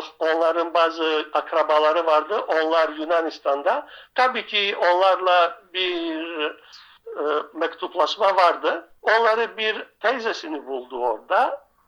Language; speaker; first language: Turkish; non-native, local second language; Greek